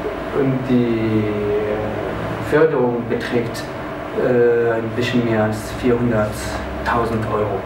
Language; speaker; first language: German; non-native, fluent; French